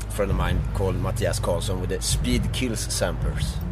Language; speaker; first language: English; non-native, fluent; Swedish